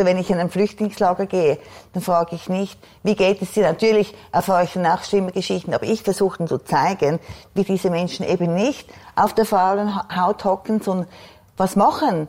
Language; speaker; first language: German; native; German